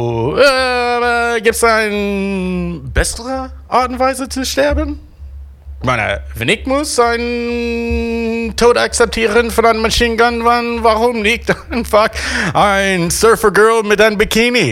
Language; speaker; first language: German; non-native, fluent; English